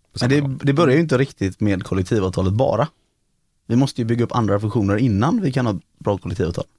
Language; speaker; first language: Swedish; native; Swedish